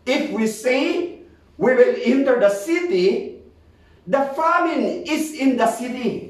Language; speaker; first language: English; non-native, local second language; Filipino